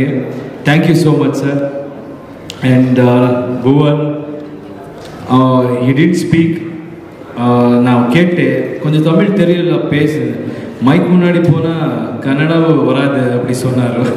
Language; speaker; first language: Tamil; non-native, learner; Kannada